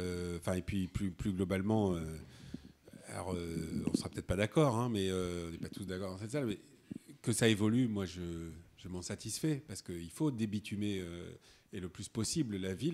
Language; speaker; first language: French; native; French